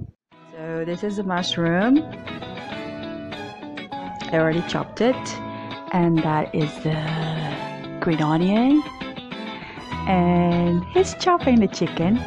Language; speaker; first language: English; non-native, fluent; Indonesian